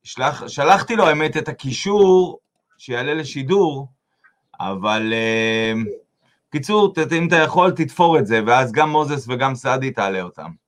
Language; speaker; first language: Hebrew; native; Hebrew